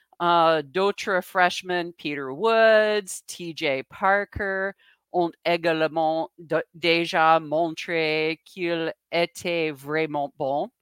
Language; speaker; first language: French; non-native, learner; English